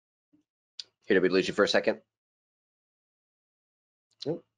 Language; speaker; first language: English; native; English